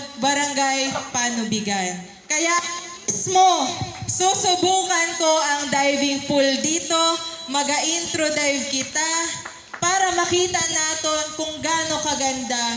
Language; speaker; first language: Filipino; non-native, local second language; Masbatenyo